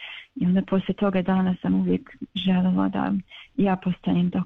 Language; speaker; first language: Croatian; early bilingual, other home language; Bosnian